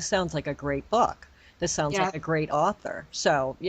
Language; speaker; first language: English; native; English